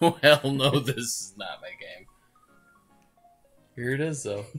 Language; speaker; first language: English; native; English